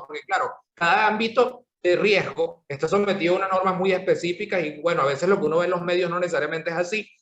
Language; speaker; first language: Spanish; native; Spanish